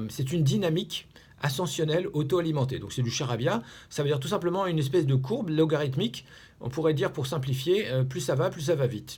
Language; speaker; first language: French; native; French